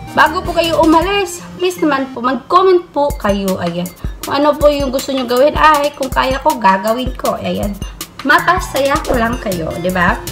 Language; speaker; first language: Filipino; non-native, local second language; Cebuano